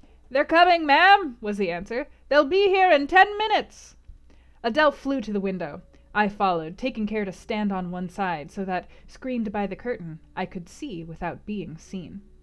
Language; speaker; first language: English; native; English